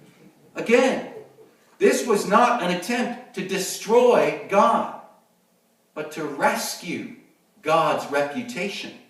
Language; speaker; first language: English; native; English